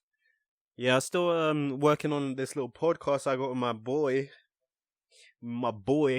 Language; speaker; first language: English; native; English